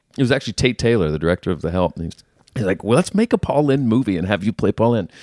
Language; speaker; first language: English; native; English